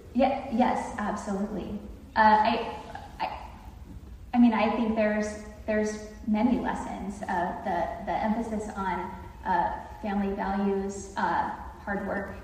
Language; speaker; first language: English; native; English